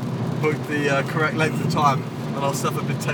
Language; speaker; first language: English; native; English